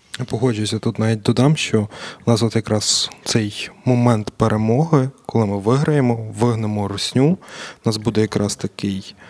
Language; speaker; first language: Ukrainian; native; Ukrainian